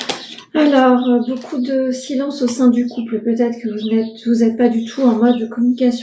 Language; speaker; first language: French; native; French